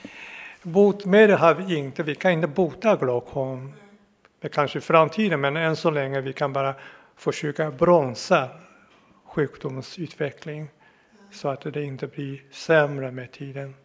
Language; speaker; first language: Swedish; non-native, fluent; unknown